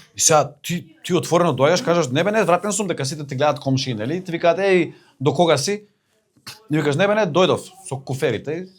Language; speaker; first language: Macedonian; native; Macedonian